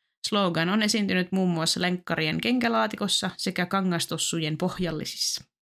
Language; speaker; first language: Finnish; native; Finnish